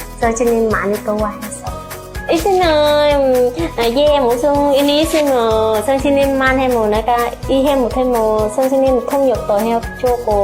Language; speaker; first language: Korean; non-native, learner; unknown